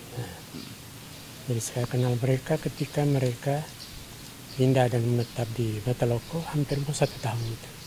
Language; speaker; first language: Indonesian; non-native, local second language; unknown